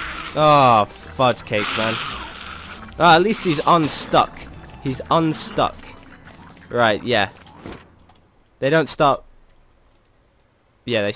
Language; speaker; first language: English; native; English